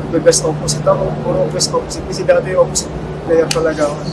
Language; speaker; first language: Filipino; native; Filipino